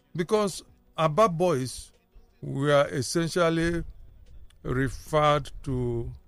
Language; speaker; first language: English; non-native, local second language; Igbo